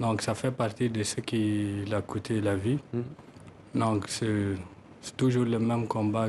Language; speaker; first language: French; non-native, local second language; Tamasheq